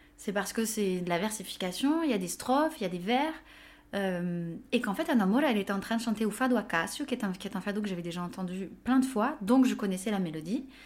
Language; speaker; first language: French; native; French